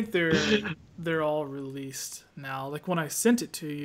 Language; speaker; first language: English; native; English